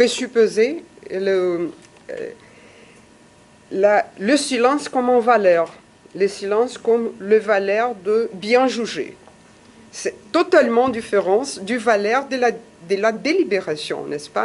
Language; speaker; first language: French; non-native, fluent; Portuguese